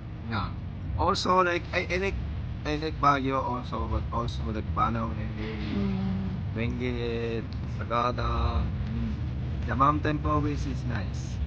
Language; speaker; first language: English; non-native, learner; Japanese